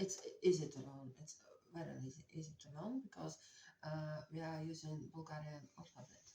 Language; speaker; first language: English; non-native, learner; Russian